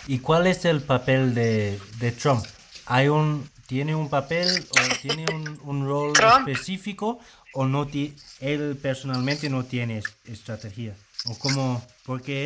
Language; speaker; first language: Spanish; non-native, fluent; English